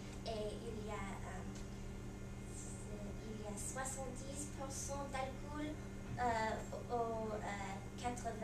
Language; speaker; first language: French; non-native, learner; English